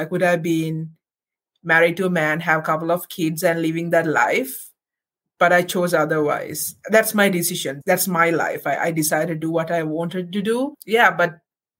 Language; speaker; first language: English; non-native, local second language; Sinhala